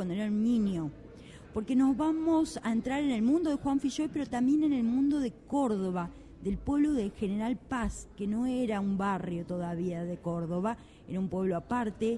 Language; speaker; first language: Spanish; native; Spanish